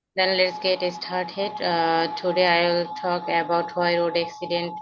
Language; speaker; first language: English; non-native, local second language; Bangla